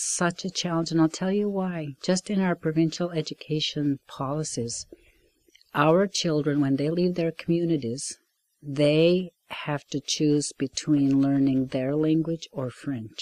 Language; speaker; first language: English; non-native, fluent; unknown